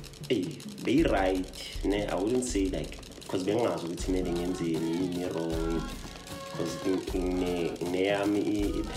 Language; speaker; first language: English; non-native, local second language; Zulu